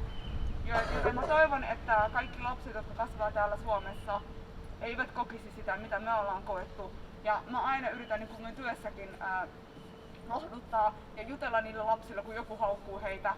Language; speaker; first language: Finnish; early bilingual, other home language; Somali